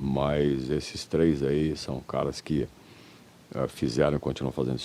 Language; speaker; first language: Portuguese; native; Portuguese